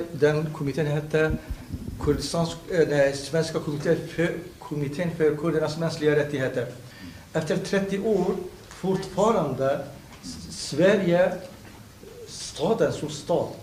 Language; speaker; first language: Swedish; non-native, fluent; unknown